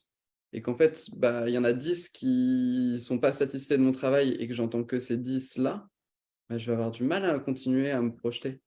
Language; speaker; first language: French; native; French